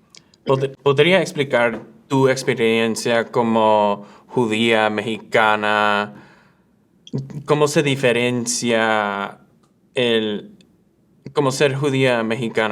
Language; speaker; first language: Spanish; early bilingual, other home language; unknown